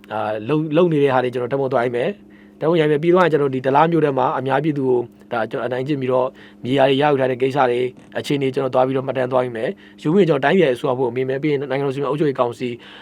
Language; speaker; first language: Burmese; native; Burmese